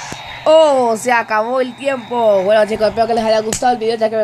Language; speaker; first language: Spanish; native; Spanish